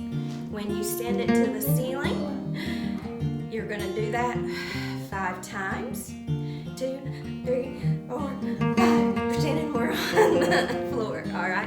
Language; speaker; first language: English; native; English